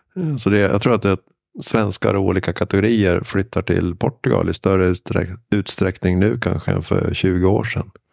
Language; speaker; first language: Swedish; native; Swedish